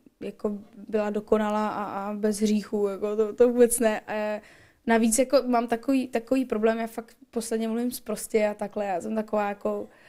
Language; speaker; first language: Czech; non-native, local second language; Polish